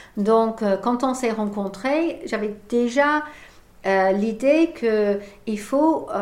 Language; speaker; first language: French; non-native, fluent; English